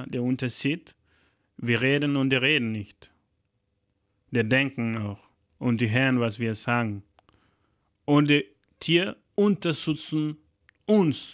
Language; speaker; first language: German; non-native, learner; Fula